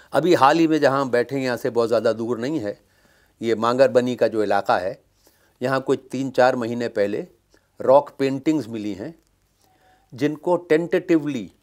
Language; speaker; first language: Hindi; native; Hindi